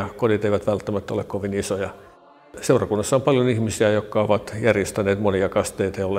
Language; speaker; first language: Finnish; native; Finnish